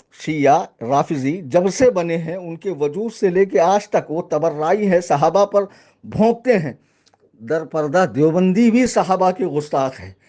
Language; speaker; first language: Urdu; native; Urdu